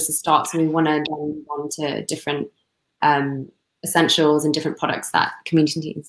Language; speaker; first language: English; non-native, local second language; Cantonese